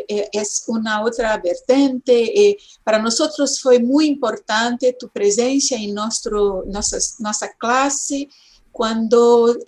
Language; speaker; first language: Spanish; non-native, fluent; Portuguese